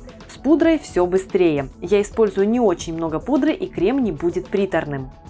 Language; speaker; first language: Russian; native; Russian